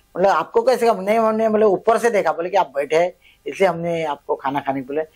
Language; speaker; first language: Hindi; non-native, local second language; Marathi